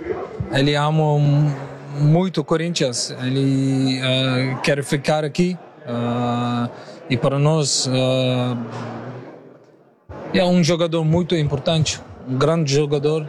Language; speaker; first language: Portuguese; non-native, learner; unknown